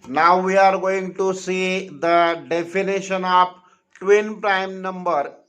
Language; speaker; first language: English; non-native, local second language; Marathi